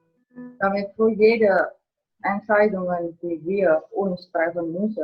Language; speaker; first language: German; non-native, learner; Indonesian